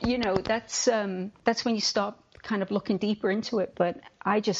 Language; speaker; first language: English; native; English